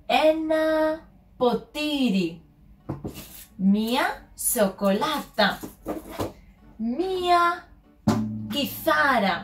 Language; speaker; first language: Greek; non-native, learner; English